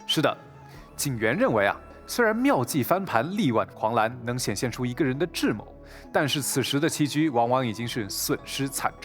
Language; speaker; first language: Chinese; native; Chinese